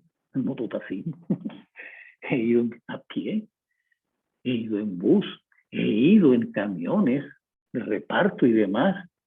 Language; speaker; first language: Spanish; native; Spanish